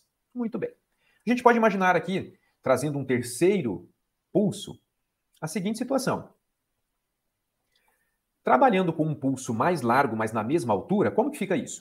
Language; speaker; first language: Portuguese; native; Portuguese